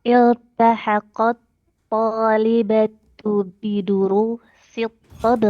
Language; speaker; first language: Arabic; non-native, learner; Indonesian